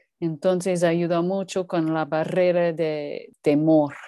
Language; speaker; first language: Spanish; non-native, learner; English